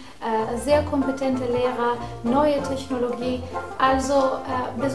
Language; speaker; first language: German; non-native, fluent; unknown